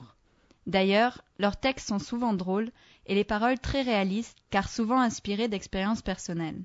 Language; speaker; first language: French; native; French